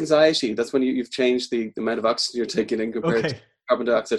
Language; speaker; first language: English; native; English